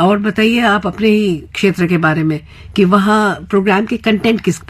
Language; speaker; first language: Hindi; native; Hindi